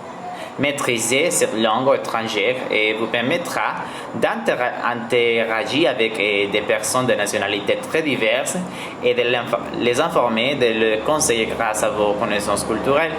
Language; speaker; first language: French; non-native, learner; Spanish